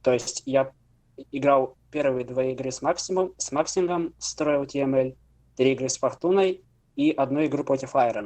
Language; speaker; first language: Russian; native; Russian